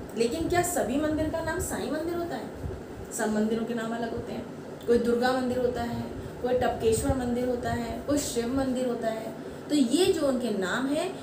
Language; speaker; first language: Hindi; native; Hindi